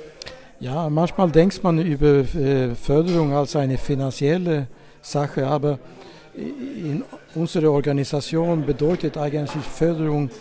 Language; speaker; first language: German; non-native, fluent; Swedish